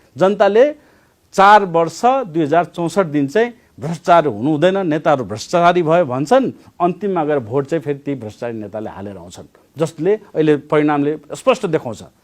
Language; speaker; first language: Nepali; non-native, local second language; Maithili